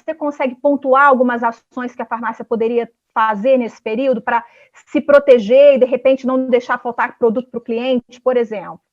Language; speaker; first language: Portuguese; native; Portuguese